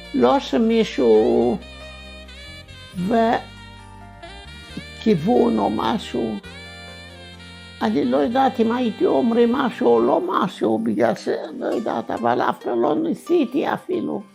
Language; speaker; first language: Hebrew; non-native, fluent; Romanian